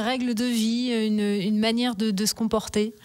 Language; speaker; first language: French; native; French